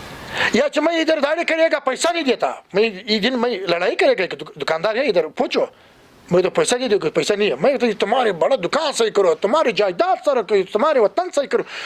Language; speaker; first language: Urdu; non-native, learner; Pashto